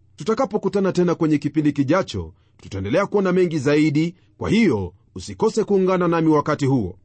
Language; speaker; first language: Swahili; non-native, local second language; Luyia